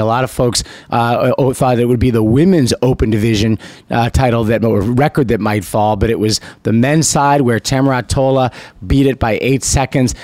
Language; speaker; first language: English; native; English